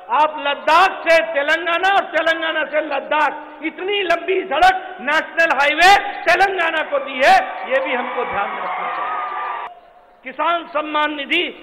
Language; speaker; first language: Hindi; native; Hindi